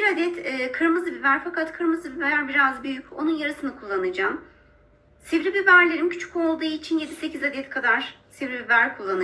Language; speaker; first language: Turkish; native; Turkish